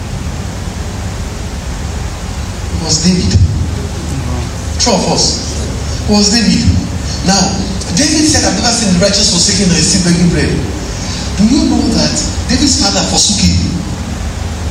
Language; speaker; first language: English; non-native, local second language; Yoruba